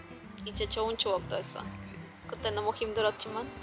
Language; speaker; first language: Korean; non-native, learner; Spanish